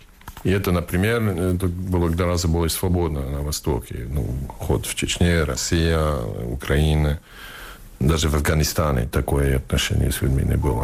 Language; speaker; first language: Russian; non-native, fluent; English